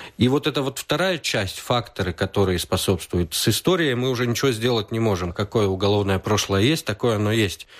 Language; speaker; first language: Russian; native; Russian